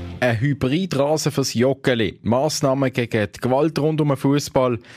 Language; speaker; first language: German; native; German